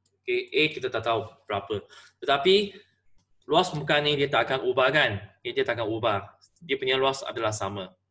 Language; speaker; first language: Malay; non-native, local second language; Chinese